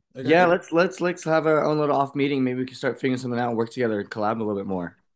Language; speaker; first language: English; native; English